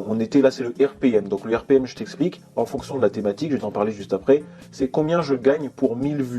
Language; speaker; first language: French; native; French